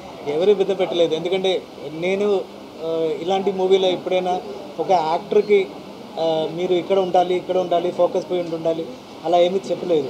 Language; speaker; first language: Telugu; non-native, fluent; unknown